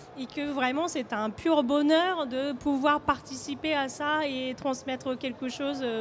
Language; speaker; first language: French; non-native, fluent; Japanese